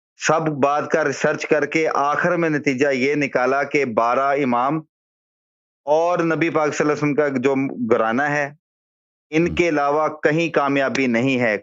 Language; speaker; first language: Urdu; non-native, local second language; Punjabi